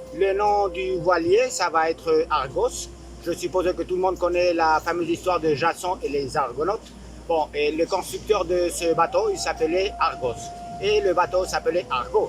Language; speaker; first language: French; non-native, fluent; Spanish